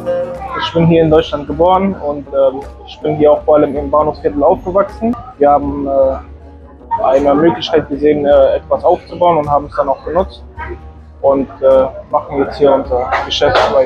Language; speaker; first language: German; early bilingual, other home language; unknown